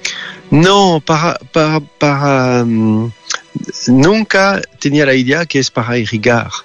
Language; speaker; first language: Spanish; non-native, learner; French